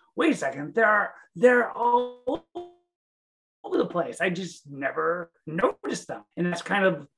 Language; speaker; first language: English; native; English